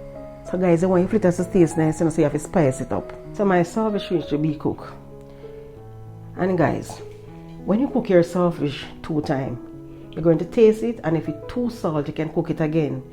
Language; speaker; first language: English; non-native, local second language; Jamaican Creole English